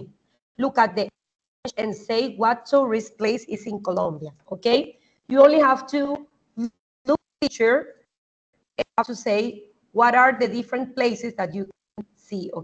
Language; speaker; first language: English; non-native, fluent; Spanish